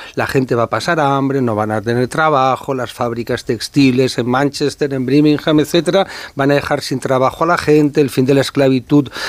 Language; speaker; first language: Spanish; native; Spanish